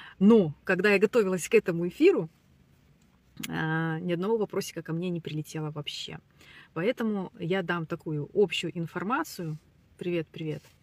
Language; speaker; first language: Russian; native; Russian